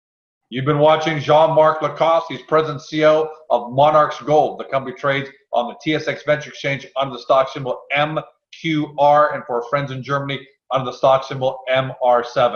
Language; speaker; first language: English; native; English